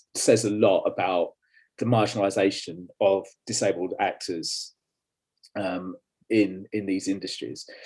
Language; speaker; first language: English; native; English